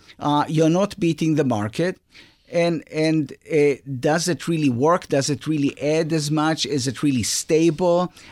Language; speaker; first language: English; non-native, fluent; Hebrew